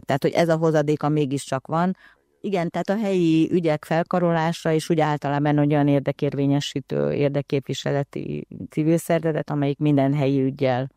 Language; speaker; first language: Hungarian; native; Hungarian